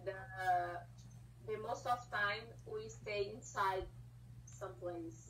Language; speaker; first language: English; non-native, learner; Portuguese